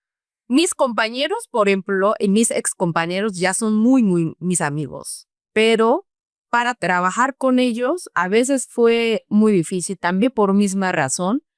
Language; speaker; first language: Spanish; non-native, fluent; Korean